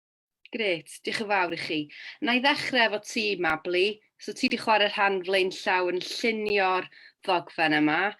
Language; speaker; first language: Welsh; native; Welsh